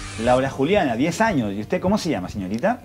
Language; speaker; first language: Spanish; native; Spanish